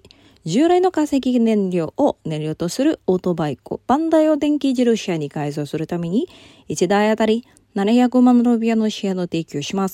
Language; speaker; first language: Japanese; non-native, fluent; Indonesian